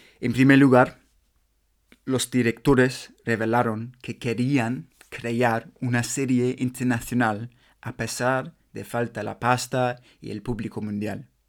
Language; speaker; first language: Spanish; non-native, learner; English